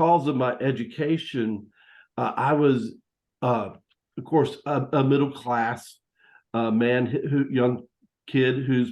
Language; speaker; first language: English; native; English